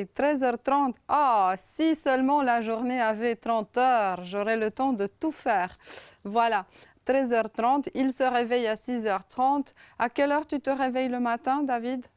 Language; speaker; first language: French; non-native, fluent; Romanian